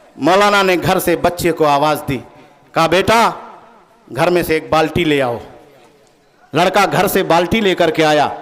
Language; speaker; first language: Urdu; native; Urdu